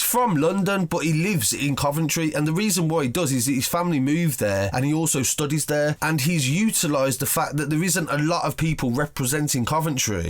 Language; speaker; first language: English; native; English